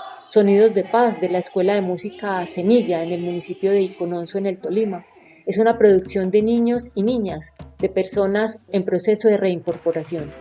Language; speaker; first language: Spanish; native; Spanish